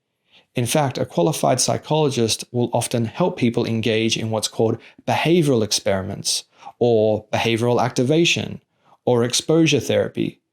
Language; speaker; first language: English; native; English